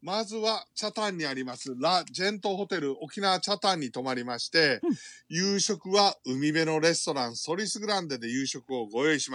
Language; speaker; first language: Japanese; native; Japanese